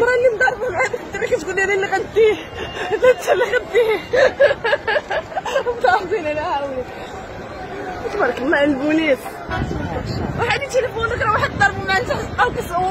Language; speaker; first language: Arabic; native; Arabic